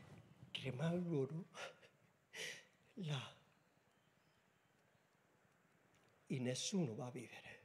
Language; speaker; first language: Italian; non-native, learner; Spanish